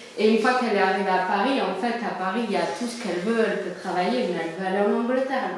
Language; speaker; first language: French; early bilingual, other home language; Amharic